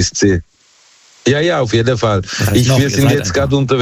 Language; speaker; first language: German; early bilingual, other home language; Turkish